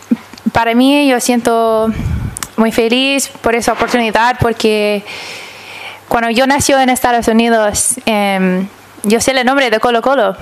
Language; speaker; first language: Spanish; early bilingual, heritage; English